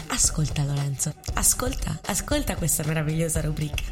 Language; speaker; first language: Italian; native; Italian